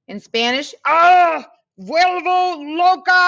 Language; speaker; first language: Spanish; non-native, fluent; English